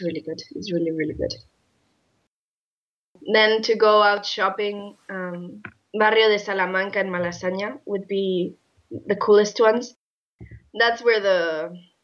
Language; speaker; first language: English; non-native, fluent; Spanish